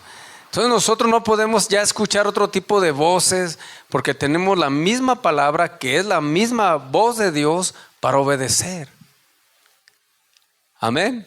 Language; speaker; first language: Spanish; native; Spanish